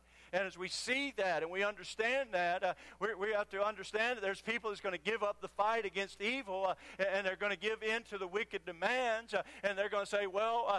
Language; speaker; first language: English; native; English